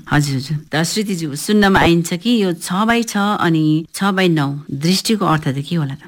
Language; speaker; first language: Nepali; native; Nepali